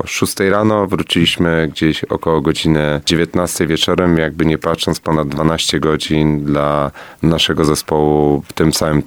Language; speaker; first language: Polish; native; Polish